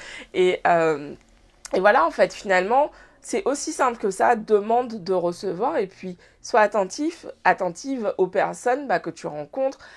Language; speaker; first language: French; native; French